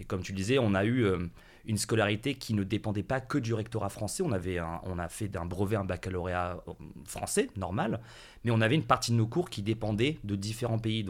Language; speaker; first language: French; native; French